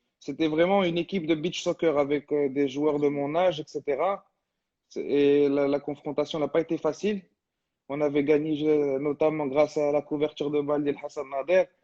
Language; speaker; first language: French; non-native, local second language; Arabic